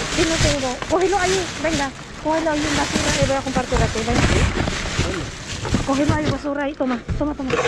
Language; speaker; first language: Spanish; non-native, learner; Iloko